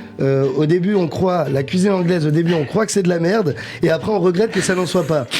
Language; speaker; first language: French; native; French